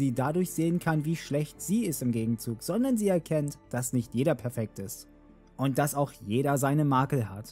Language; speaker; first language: German; native; German